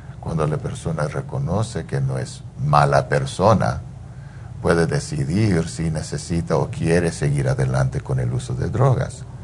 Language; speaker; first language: Spanish; early bilingual, heritage; Spanish